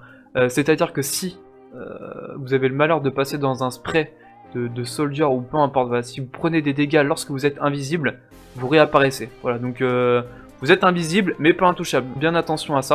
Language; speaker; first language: French; native; French